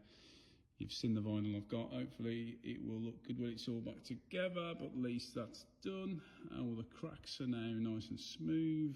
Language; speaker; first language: English; native; English